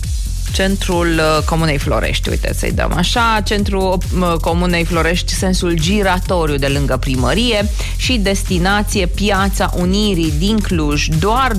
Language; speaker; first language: Romanian; native; Romanian